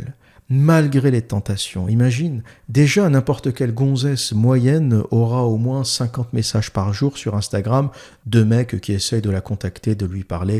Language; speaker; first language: French; native; French